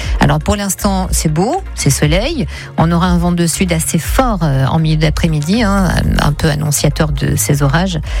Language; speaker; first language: French; native; French